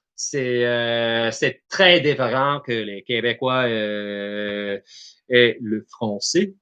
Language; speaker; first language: French; non-native, learner; English